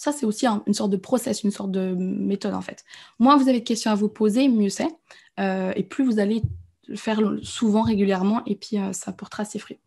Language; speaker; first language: French; native; French